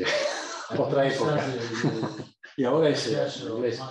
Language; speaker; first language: Spanish; non-native, fluent; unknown